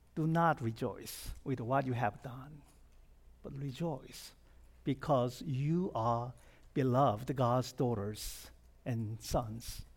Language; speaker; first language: English; non-native, fluent; Korean